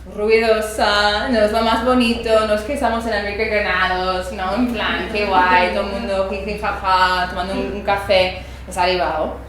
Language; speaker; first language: Spanish; early bilingual, other home language; English